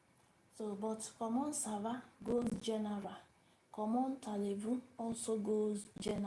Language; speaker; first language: French; non-native, learner; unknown